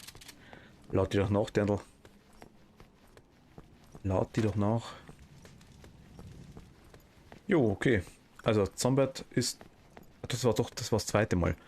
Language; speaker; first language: German; native; German